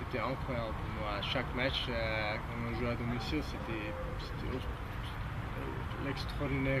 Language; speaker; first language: French; non-native, learner; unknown